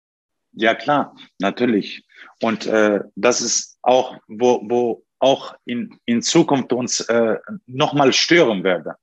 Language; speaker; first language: German; non-native, learner; Turkish